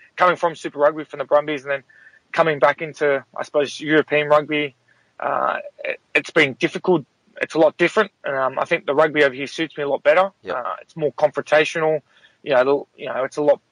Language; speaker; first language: English; native; English